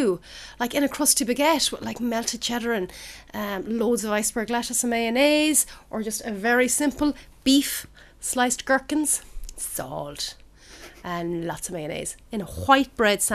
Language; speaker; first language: English; native; English